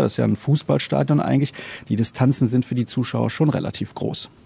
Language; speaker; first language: German; native; German